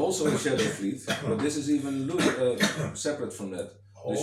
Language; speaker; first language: English; non-native, fluent; Dutch